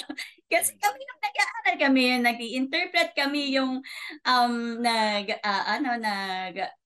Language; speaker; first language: Filipino; native; Filipino